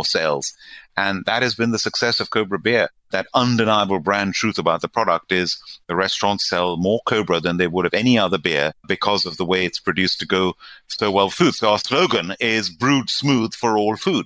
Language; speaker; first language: English; non-native, local second language; Gujarati